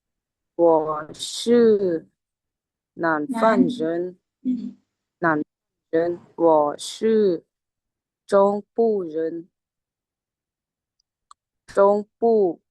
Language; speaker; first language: Chinese; non-native, learner; Lao